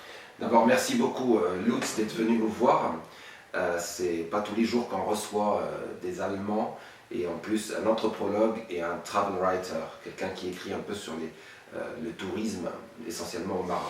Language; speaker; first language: French; non-native, local second language; Arabic